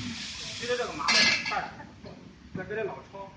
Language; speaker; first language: Chinese; native; Chinese